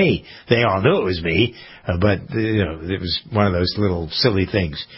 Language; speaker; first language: English; native; English